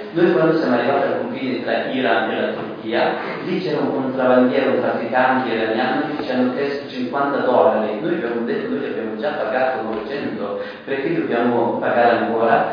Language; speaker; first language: Italian; non-native, fluent; Persian